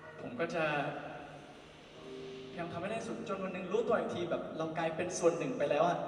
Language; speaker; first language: Thai; native; Thai